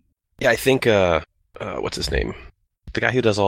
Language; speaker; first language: English; native; English